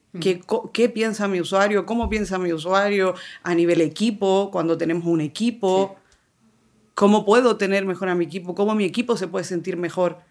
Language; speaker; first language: Spanish; native; Spanish